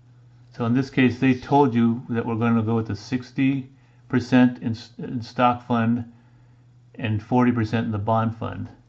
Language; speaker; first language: English; native; English